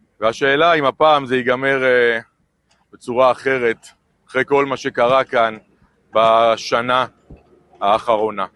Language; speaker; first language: Hebrew; native; Hebrew